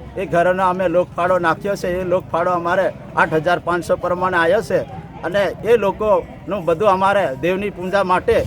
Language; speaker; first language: Gujarati; non-native, local second language; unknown